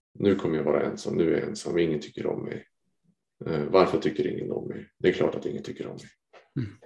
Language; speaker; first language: Swedish; native; Swedish